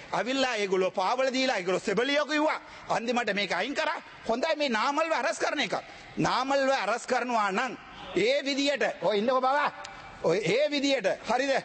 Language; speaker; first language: Sinhala; non-native, local second language; Tamil